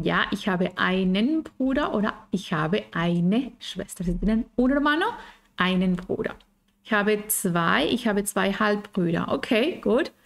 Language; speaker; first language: German; non-native, fluent; Spanish